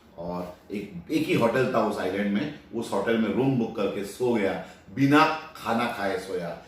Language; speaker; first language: Hindi; non-native, local second language; Marathi